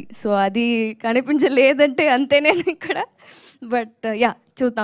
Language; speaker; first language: Telugu; non-native, learner; Tamil